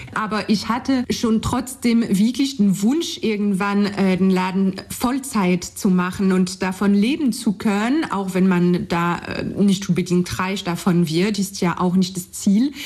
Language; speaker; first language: German; non-native, fluent; French